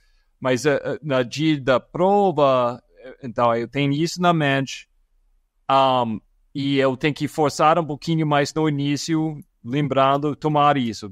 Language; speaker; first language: Portuguese; non-native, fluent; English